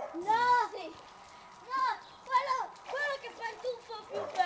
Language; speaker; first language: Italian; early bilingual, other home language; Filipino